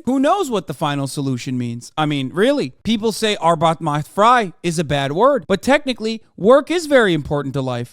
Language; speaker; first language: English; native; English